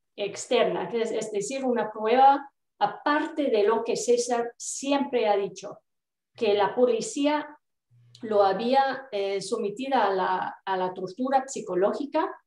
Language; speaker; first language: Spanish; non-native, fluent; English